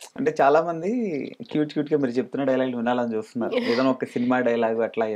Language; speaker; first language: Telugu; native; Telugu